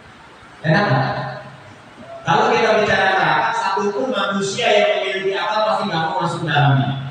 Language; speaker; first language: Indonesian; native; Indonesian